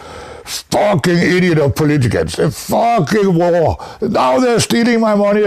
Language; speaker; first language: English; non-native, fluent; Danish